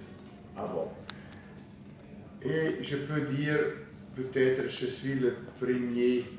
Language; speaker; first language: French; non-native, fluent; German